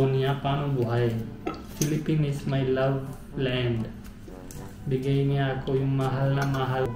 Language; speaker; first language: Filipino; non-native, learner; Punjabi